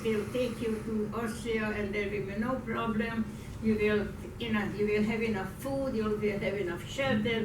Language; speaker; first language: English; non-native, fluent; Hungarian